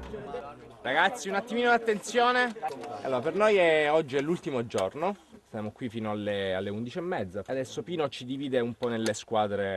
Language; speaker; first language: Italian; native; Italian